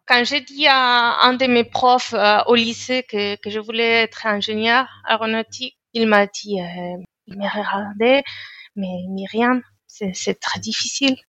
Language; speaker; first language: French; non-native, fluent; Spanish